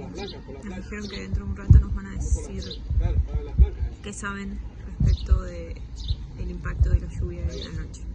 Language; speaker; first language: Spanish; native; Spanish